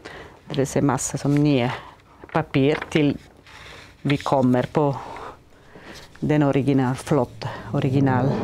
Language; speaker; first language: Norwegian; non-native, fluent; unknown